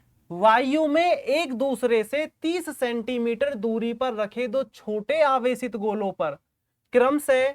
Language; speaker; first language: Hindi; native; Hindi